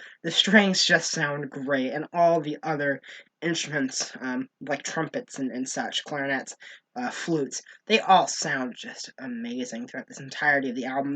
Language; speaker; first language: English; native; English